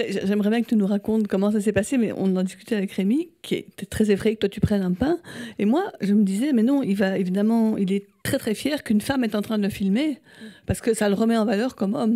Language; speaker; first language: French; native; French